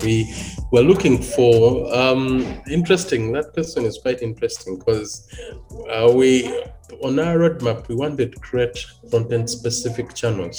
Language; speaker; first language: English; non-native, local second language; Ganda